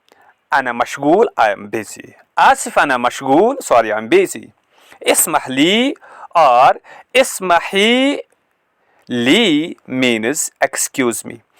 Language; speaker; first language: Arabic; non-native, fluent; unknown